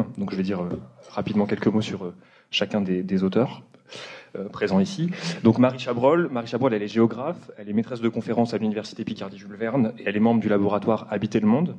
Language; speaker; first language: French; native; French